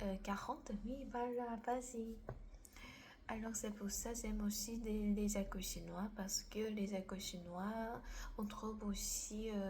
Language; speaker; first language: French; non-native, learner; Korean